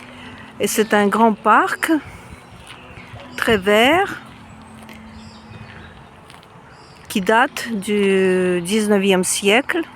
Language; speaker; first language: French; non-native, fluent; Russian